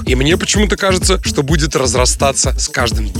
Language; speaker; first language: Russian; native; Russian